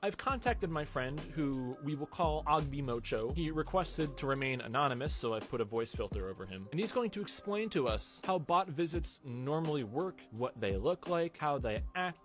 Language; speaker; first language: English; native; English